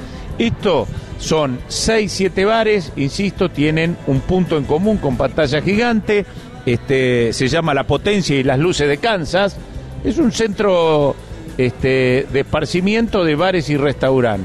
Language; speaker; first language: Spanish; native; Spanish